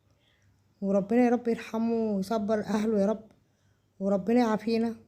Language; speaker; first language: Arabic; native; Arabic